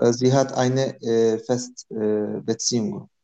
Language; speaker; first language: German; non-native, learner; Turkish